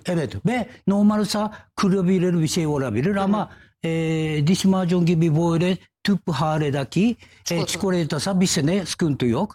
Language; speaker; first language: Turkish; non-native, learner; Japanese